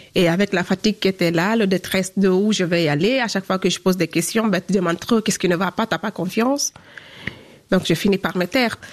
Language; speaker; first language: French; non-native, local second language; Fula